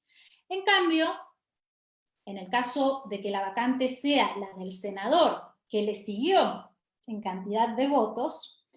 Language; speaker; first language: Spanish; native; Spanish